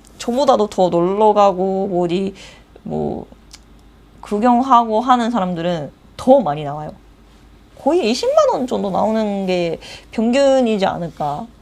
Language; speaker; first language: Korean; non-native, fluent; Japanese